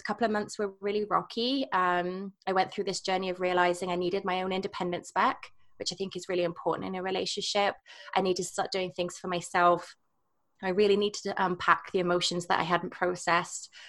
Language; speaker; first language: English; native; English